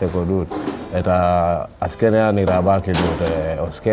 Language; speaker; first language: Basque; non-native, learner; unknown